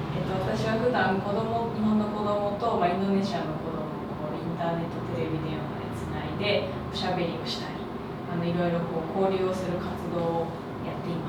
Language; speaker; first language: Japanese; native; Japanese